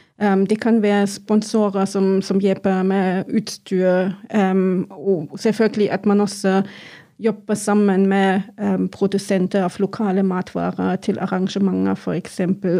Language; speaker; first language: Norwegian; non-native, fluent; German